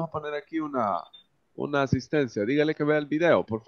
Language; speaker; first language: Spanish; native; Spanish